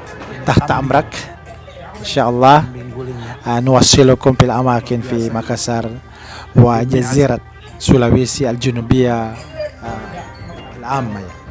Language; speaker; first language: Arabic; non-native, fluent; Indonesian